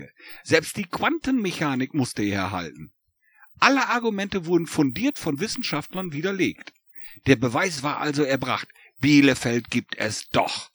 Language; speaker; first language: German; native; German